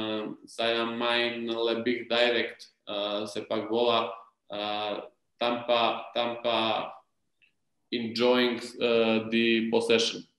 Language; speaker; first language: Indonesian; non-native, learner; Serbian